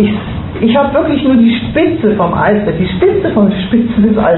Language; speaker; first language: German; native; German